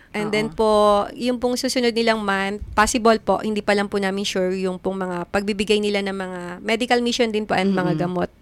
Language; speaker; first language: Filipino; native; Filipino